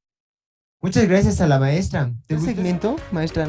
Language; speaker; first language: Spanish; native; Spanish